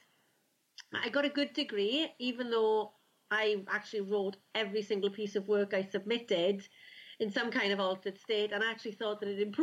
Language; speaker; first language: English; native; English